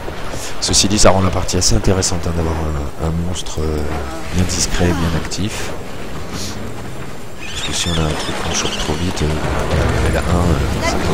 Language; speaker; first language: French; native; French